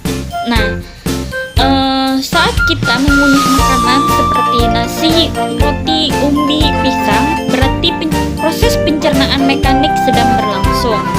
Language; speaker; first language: Indonesian; native; Indonesian